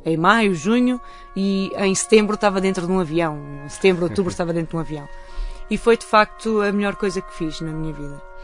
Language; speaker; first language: Portuguese; native; Portuguese